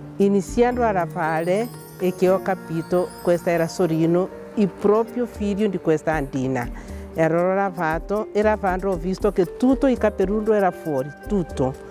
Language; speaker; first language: Italian; non-native, fluent; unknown